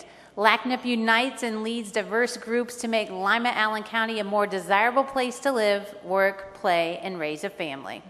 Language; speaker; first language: English; native; English